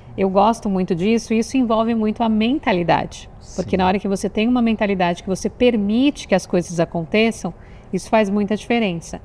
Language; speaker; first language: Portuguese; native; Portuguese